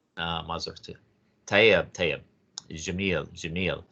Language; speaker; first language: Arabic; non-native, fluent; English